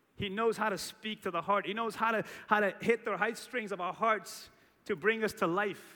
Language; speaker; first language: English; early bilingual, other home language; Portuguese